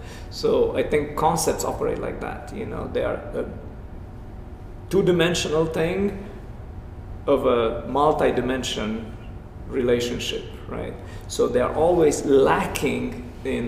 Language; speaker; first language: English; non-native, fluent; Romanian